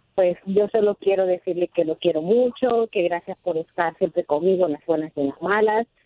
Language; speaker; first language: Spanish; native; Spanish